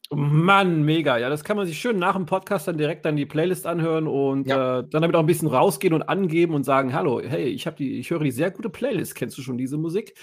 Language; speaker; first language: German; native; German